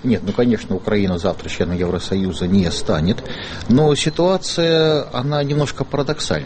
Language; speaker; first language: Russian; native; Russian